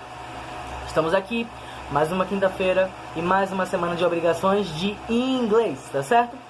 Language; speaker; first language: Portuguese; native; Portuguese